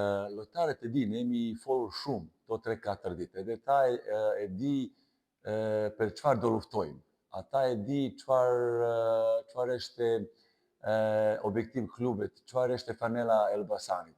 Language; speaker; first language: Albanian; non-native, learner; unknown